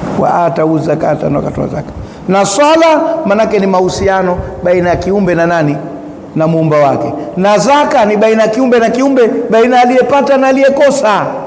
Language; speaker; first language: Swahili; native; Swahili